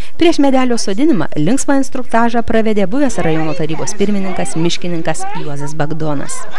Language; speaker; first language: Lithuanian; native; Lithuanian